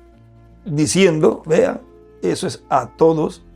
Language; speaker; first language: Spanish; native; Spanish